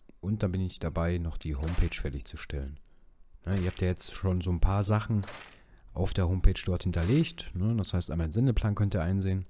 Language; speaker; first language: German; native; German